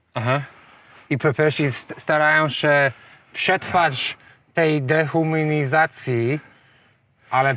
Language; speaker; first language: Polish; non-native, fluent; English